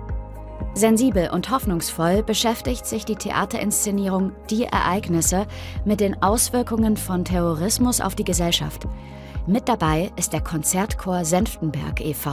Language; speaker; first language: German; native; German